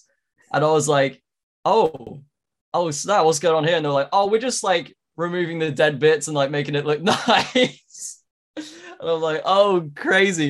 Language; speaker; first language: English; native; English